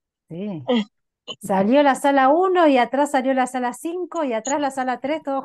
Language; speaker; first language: Spanish; native; Spanish